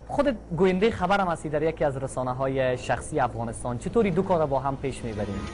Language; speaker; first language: Persian; native; Persian